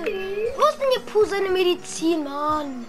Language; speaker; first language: German; native; German